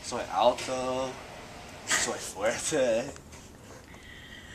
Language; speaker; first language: Spanish; non-native, learner; English